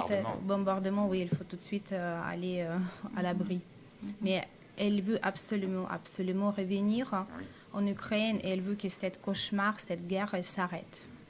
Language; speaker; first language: French; non-native, fluent; Russian